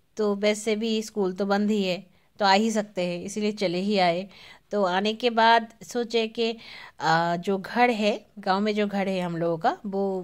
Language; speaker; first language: Hindi; non-native, local second language; Bangla